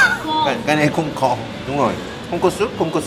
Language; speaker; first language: Vietnamese; non-native, learner; Korean